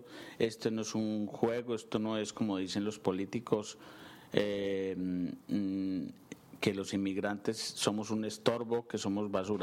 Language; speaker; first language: Spanish; native; Spanish